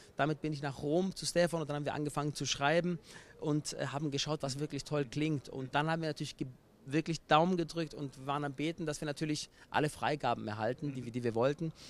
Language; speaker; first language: German; native; German